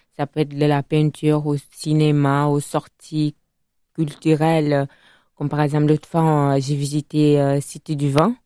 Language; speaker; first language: French; non-native, fluent; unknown